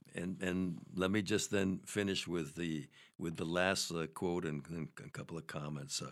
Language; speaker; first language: English; native; English